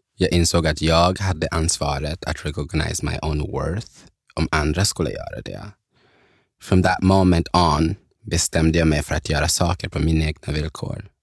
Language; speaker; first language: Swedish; early bilingual, other home language; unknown